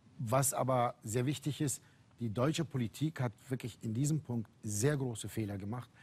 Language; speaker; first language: German; early bilingual, other home language; Turkish